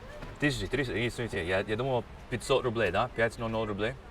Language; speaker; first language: Russian; non-native, learner; English